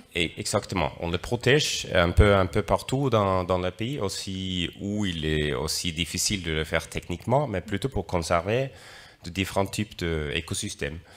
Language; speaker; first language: French; non-native, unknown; Norwegian